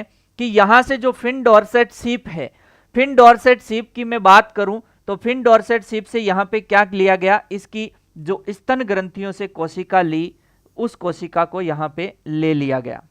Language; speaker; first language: Hindi; native; Hindi